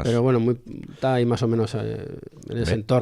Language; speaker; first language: Spanish; native; Spanish